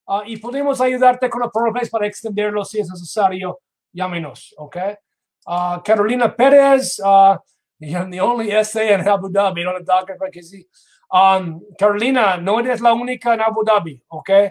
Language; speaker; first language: Spanish; non-native, fluent; English